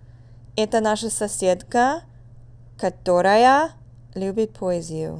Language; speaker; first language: Russian; non-native, fluent; English